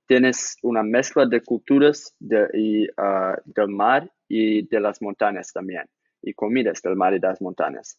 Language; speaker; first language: Spanish; non-native, learner; English